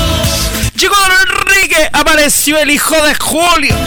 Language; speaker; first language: Spanish; native; Spanish